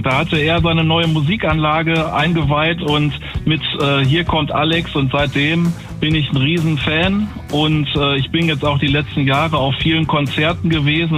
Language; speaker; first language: German; native; German